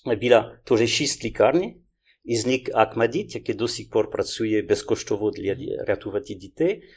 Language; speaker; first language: Ukrainian; non-native, learner; French